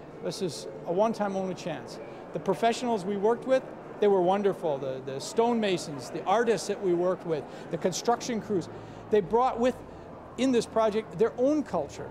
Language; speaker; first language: English; native; English